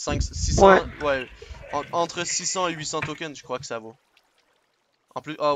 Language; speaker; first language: French; native; French